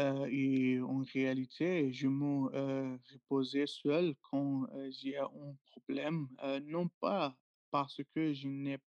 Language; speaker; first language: French; non-native, learner; Arabic